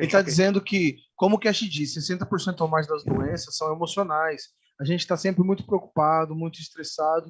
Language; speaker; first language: Portuguese; native; Portuguese